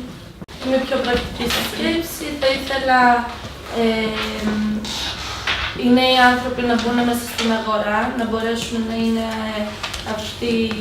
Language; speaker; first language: Greek; early bilingual, heritage; Greek